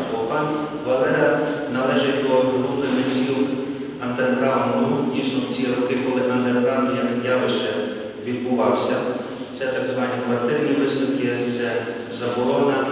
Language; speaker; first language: Ukrainian; native; Ukrainian